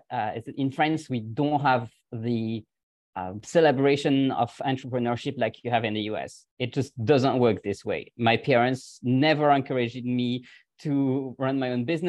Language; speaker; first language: English; non-native, fluent; French